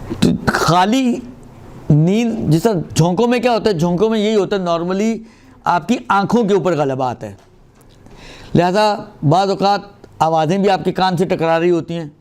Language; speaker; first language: Urdu; non-native, local second language; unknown